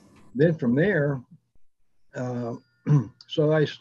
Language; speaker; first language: English; native; English